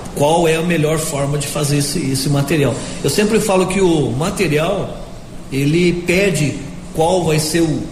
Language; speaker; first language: Portuguese; native; Portuguese